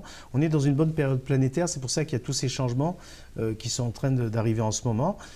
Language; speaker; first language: French; native; French